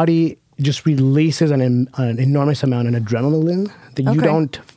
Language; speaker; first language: English; native; English